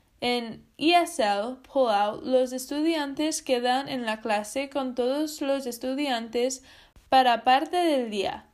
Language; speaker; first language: Spanish; non-native, fluent; English